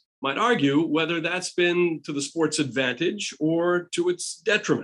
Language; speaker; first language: English; native; English